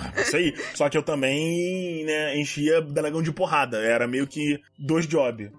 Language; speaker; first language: Portuguese; native; Portuguese